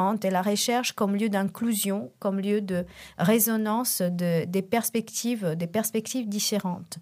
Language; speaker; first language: French; non-native, fluent; Italian